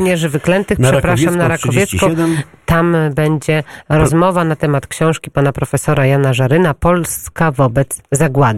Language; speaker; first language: Polish; native; Polish